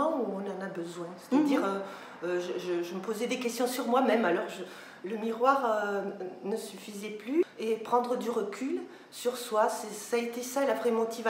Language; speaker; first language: French; native; French